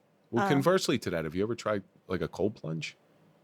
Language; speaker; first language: English; native; English